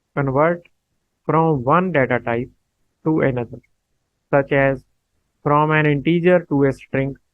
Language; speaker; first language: English; non-native, local second language; Punjabi